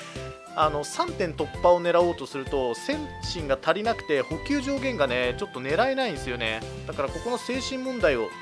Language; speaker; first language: Japanese; native; Japanese